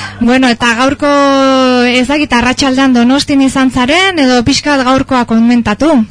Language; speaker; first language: Basque; native; Basque